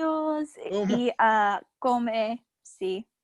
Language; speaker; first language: Spanish; non-native, learner; English